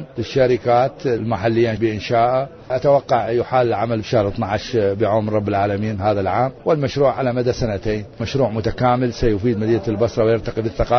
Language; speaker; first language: Arabic; native; Arabic